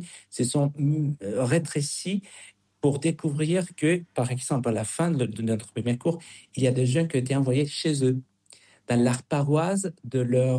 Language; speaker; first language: French; non-native, fluent; Spanish